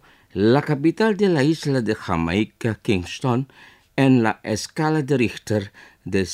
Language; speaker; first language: Spanish; non-native, fluent; Indonesian